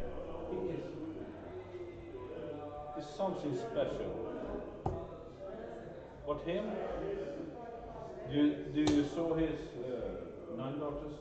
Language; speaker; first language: English; non-native, learner; Norwegian